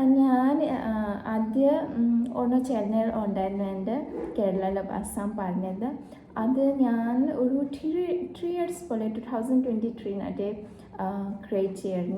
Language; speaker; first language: Malayalam; non-native, learner; Bodo